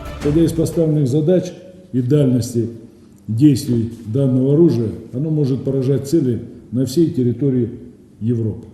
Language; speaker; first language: Russian; native; Russian